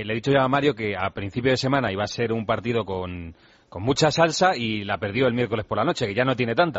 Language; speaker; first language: Spanish; native; Spanish